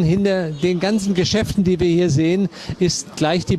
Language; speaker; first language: German; native; German